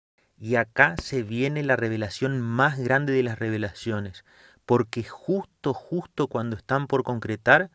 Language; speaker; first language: Spanish; native; Spanish